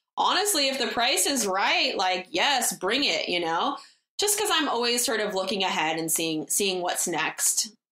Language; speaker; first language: English; native; English